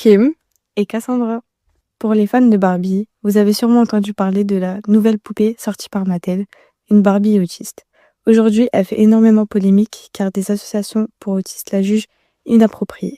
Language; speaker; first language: French; native; French